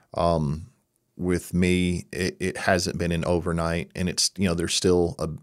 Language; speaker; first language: English; native; English